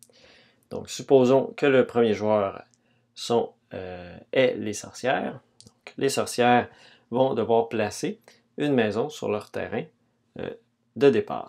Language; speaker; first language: French; native; French